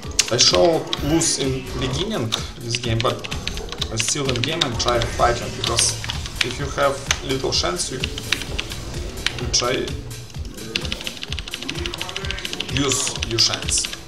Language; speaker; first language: English; non-native, learner; Russian